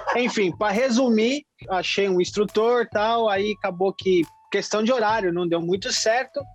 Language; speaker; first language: Portuguese; native; Portuguese